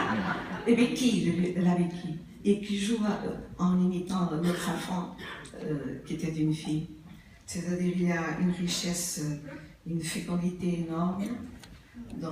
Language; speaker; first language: French; non-native, fluent; Portuguese